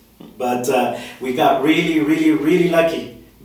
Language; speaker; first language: English; non-native, fluent; Spanish